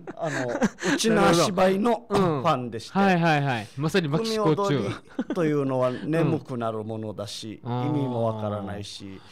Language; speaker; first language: Japanese; native; Japanese